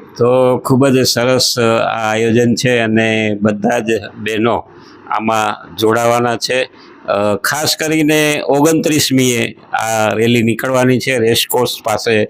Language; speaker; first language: Gujarati; native; Gujarati